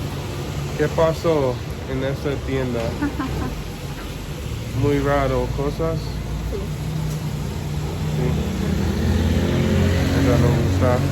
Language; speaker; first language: Spanish; non-native, learner; English